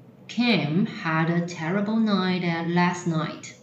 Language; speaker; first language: English; non-native, fluent; Chinese